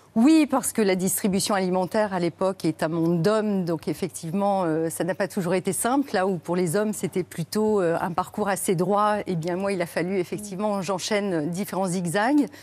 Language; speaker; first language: French; native; French